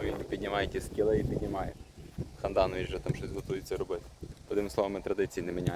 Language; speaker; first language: Ukrainian; native; Ukrainian